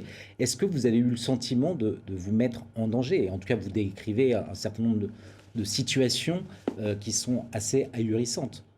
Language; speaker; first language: French; native; French